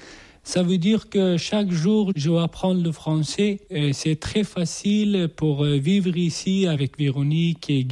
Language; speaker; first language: French; non-native, learner; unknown